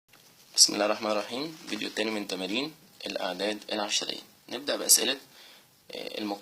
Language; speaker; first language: Arabic; native; Arabic